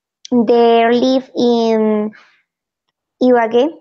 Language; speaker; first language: English; non-native, learner; Spanish